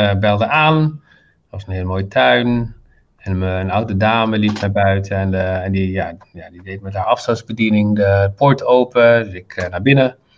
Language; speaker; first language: Dutch; non-native, fluent; Arabic